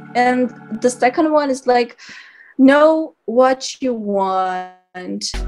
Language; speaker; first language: English; non-native, fluent; Armenian